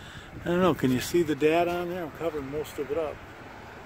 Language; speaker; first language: English; native; English